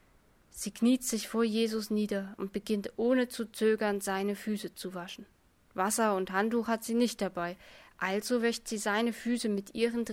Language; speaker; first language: German; native; German